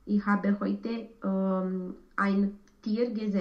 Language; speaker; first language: German; non-native, learner; Romanian